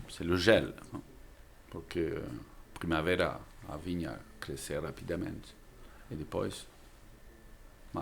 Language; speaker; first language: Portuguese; non-native, learner; French